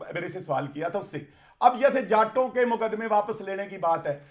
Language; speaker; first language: Hindi; native; Hindi